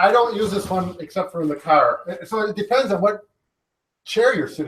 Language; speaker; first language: English; native; English